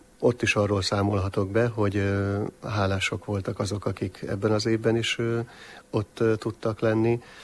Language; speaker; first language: Hungarian; native; Hungarian